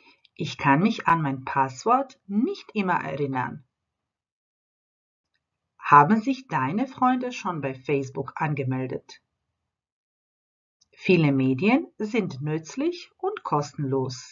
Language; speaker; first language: German; non-native, fluent; Croatian